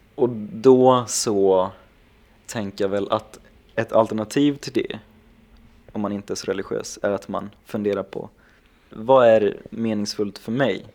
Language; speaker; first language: Swedish; non-native, local second language; Finnish